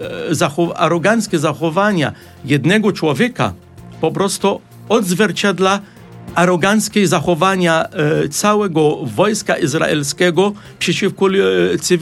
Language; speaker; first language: Polish; non-native, fluent; Arabic